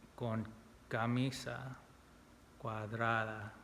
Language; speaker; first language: Spanish; non-native, learner; English